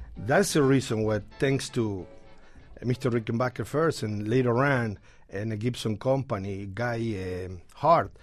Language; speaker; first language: English; non-native, fluent; Spanish